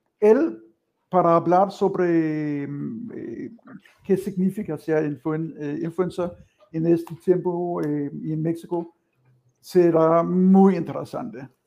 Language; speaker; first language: Spanish; non-native, fluent; Danish